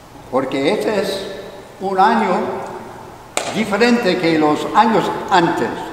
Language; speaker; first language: Spanish; non-native, fluent; English